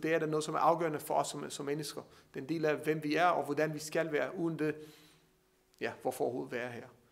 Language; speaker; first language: Danish; non-native, fluent; Hebrew